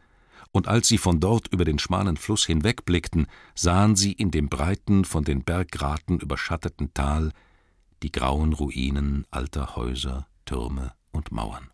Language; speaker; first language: German; native; German